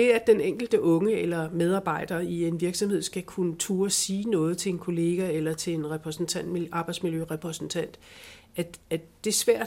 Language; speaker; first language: Danish; native; Danish